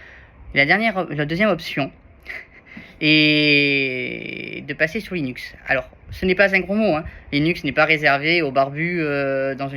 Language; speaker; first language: French; native; French